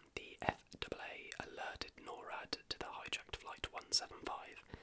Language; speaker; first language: English; native; English